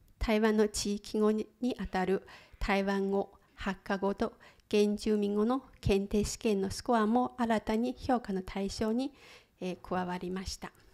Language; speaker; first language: Japanese; non-native, fluent; Chinese